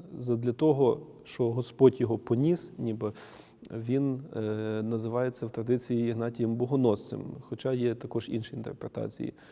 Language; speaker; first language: Ukrainian; native; Ukrainian